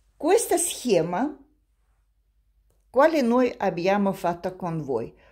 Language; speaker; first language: Italian; non-native, learner; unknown